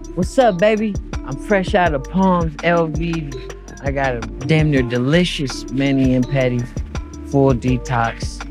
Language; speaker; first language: English; native; English